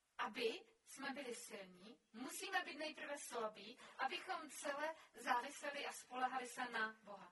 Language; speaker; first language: Czech; native; Czech